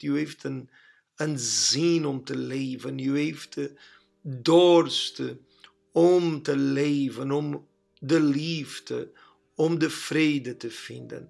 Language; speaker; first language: Dutch; non-native, learner; Portuguese